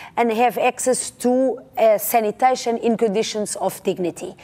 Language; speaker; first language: English; non-native, fluent; Portuguese